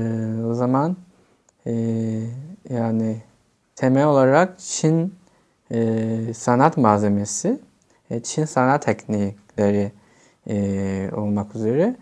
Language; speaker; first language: Turkish; non-native, fluent; Chinese